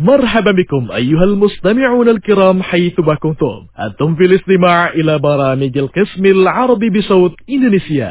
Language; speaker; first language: Arabic; non-native, fluent; Indonesian